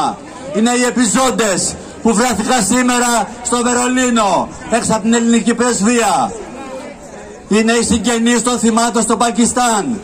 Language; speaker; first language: Greek; native; Greek